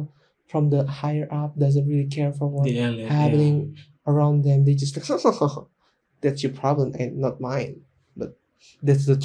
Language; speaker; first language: English; non-native, learner; Indonesian